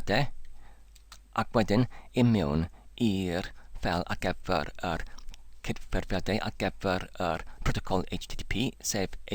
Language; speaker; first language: Welsh; non-native, learner; English